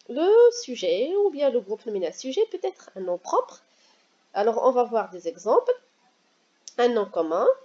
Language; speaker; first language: French; non-native, local second language; Arabic